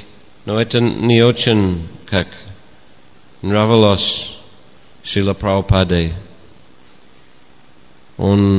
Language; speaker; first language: Russian; non-native, fluent; English